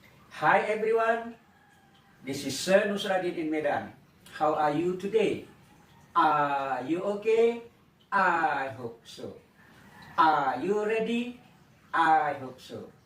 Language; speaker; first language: English; non-native, fluent; Indonesian